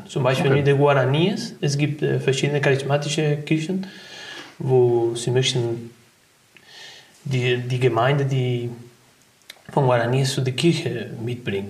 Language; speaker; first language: German; non-native, learner; Spanish